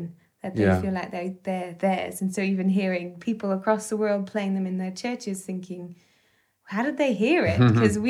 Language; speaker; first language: English; native; English